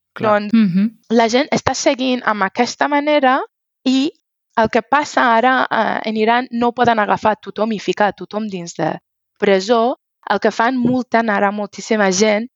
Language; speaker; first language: Catalan; non-native, fluent; Persian